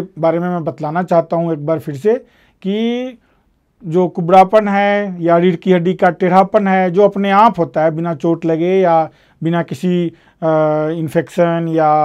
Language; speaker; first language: Hindi; native; Hindi